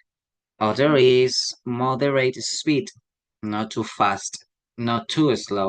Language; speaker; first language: English; non-native, learner; Spanish